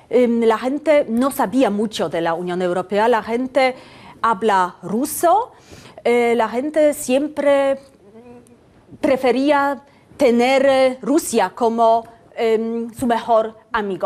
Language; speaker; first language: Spanish; non-native, fluent; Polish